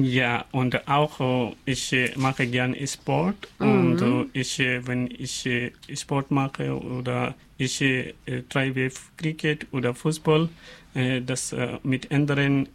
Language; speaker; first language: German; non-native, learner; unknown